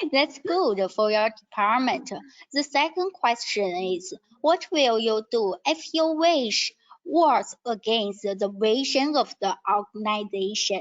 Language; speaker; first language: English; non-native, learner; Chinese